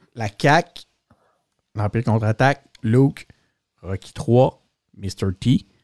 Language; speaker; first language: French; native; French